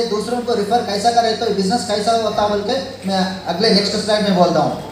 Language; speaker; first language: Hindi; non-native, local second language; Telugu